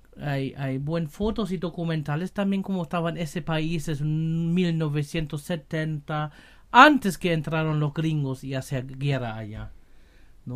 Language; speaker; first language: Spanish; non-native, fluent; German